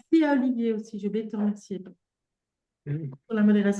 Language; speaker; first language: French; native; French